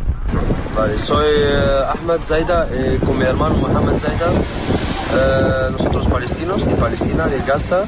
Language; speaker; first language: Spanish; non-native, learner; Arabic